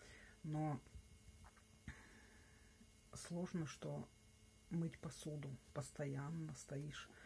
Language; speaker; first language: Russian; native; Russian